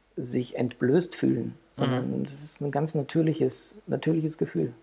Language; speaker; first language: German; native; German